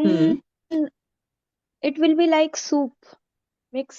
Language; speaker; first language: English; non-native, learner; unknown